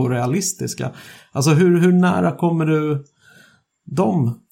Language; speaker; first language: Swedish; native; Swedish